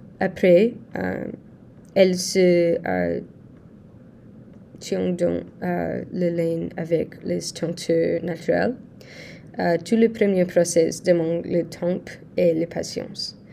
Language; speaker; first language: French; non-native, learner; English